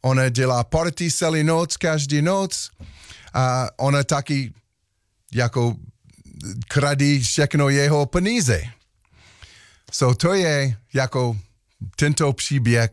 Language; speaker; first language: Czech; non-native, learner; English